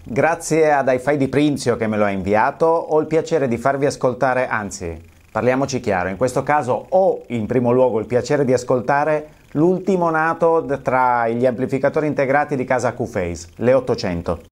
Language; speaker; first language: Italian; native; Italian